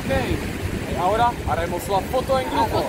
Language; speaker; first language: Spanish; non-native, learner; Czech